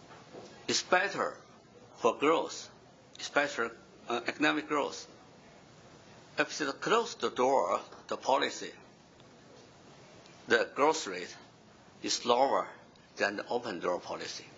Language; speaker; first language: English; non-native, fluent; Chinese